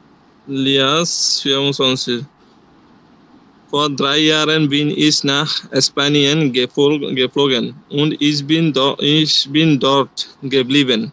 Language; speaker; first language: German; non-native, learner; Bangla